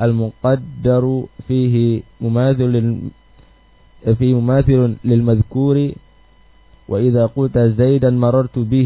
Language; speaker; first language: Arabic; non-native, learner; Indonesian